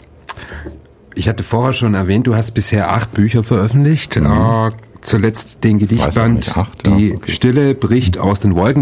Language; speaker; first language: German; native; German